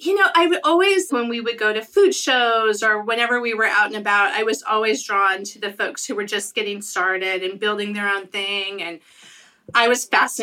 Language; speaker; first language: English; native; English